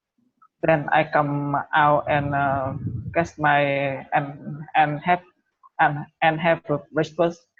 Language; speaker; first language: English; non-native, learner; Vietnamese